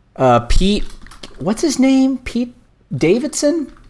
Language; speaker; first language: English; native; English